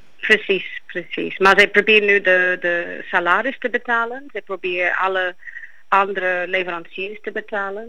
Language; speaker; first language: Dutch; non-native, fluent; Greek